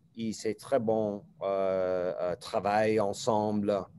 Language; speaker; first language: French; non-native, learner; English